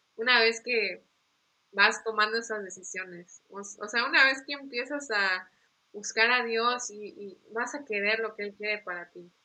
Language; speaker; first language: Spanish; native; Spanish